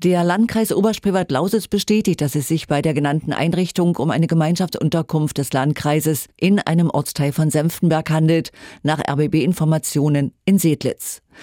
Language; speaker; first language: German; native; German